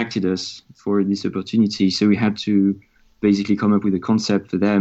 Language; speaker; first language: English; non-native, fluent; French